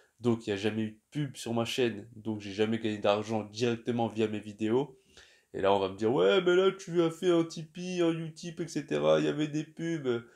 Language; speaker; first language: French; native; French